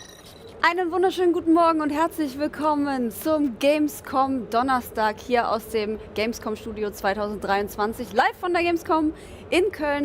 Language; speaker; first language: German; native; German